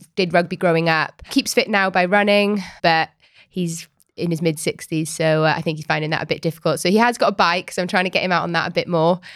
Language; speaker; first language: English; native; English